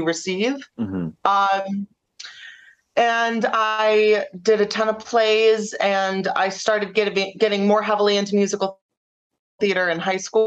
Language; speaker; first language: English; native; English